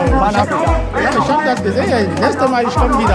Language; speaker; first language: German; non-native, learner; French